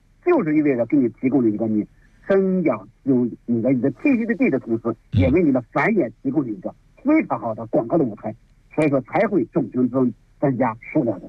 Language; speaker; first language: Chinese; native; Chinese